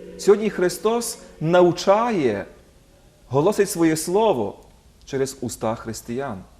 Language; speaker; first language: Ukrainian; native; Ukrainian